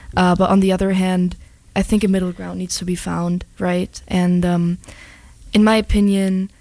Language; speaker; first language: English; non-native, fluent; German